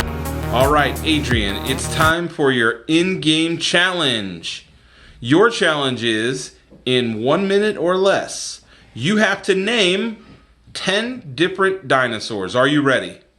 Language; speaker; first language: English; native; English